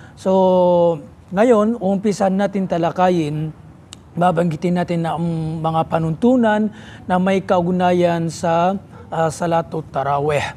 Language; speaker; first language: Filipino; non-native, local second language; Maranao